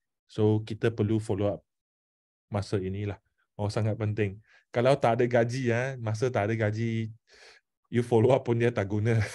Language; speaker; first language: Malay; non-native, local second language; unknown